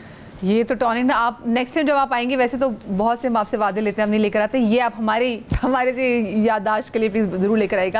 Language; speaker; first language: Urdu; native; Urdu